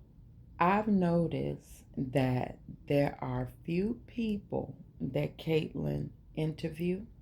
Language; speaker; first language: English; native; English